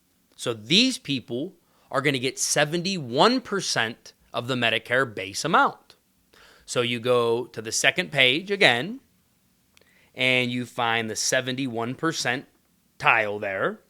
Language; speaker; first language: English; native; English